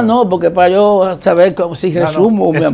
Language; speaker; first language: Spanish; native; Spanish